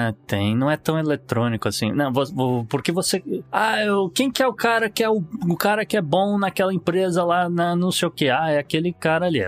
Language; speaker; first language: Portuguese; native; Portuguese